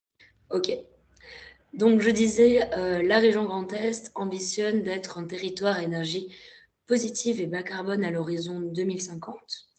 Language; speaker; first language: French; native; French